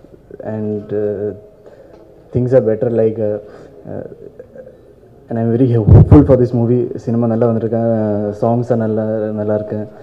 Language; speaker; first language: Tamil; non-native, fluent; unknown